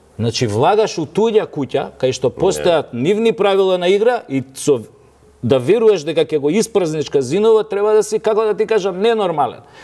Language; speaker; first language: Macedonian; native; Macedonian